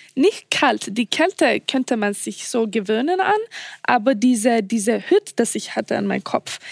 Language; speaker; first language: German; non-native, learner; Swedish